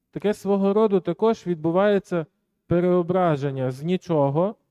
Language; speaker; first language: Ukrainian; native; Ukrainian